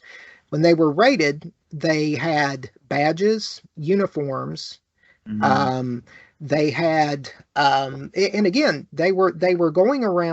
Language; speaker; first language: English; native; English